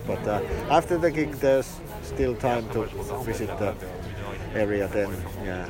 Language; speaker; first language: English; non-native, fluent; Finnish